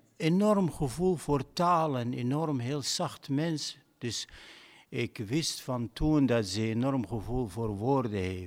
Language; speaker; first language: Dutch; non-native, fluent; Arabic